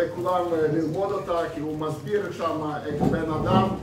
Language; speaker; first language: Hebrew; non-native, fluent; Russian